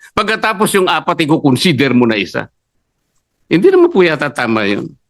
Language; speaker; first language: Filipino; native; Filipino